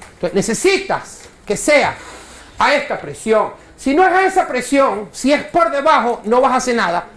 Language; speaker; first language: Spanish; native; Spanish